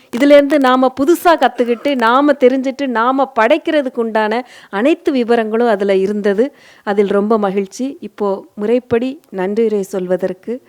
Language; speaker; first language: Tamil; non-native, local second language; Telugu